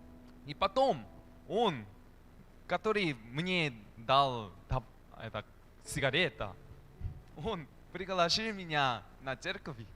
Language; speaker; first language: Russian; non-native, learner; Korean